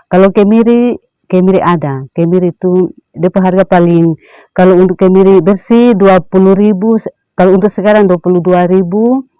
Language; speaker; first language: Indonesian; non-native, local second language; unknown